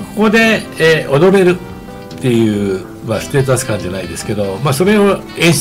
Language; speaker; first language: Japanese; native; Japanese